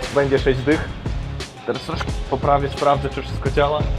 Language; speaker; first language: Polish; non-native, fluent; Russian